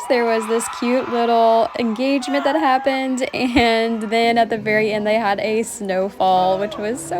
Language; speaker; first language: English; native; English